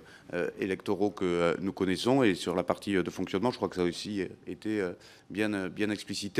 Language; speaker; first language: French; native; French